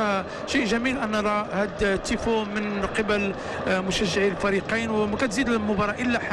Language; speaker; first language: Arabic; native; Arabic